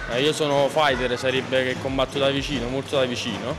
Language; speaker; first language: Italian; native; Italian